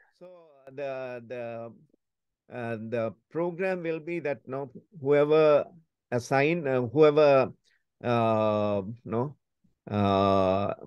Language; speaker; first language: English; non-native, learner; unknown